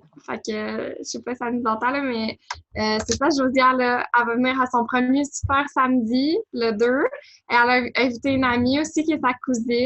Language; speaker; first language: French; native; French